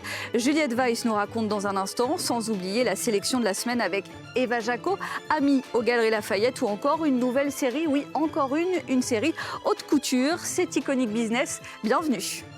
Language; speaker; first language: French; native; French